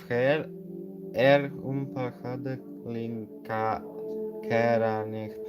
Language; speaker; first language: Icelandic; non-native, learner; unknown